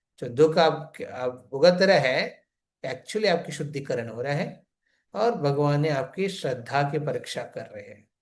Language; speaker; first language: Hindi; non-native, local second language; Telugu